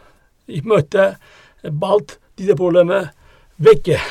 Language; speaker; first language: German; non-native, learner; Turkish